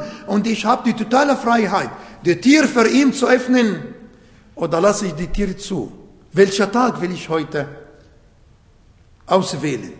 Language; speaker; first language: German; non-native, learner; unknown